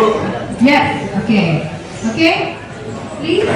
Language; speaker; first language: English; non-native, learner; Indonesian